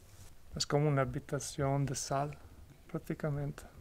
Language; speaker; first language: Spanish; non-native, fluent; Portuguese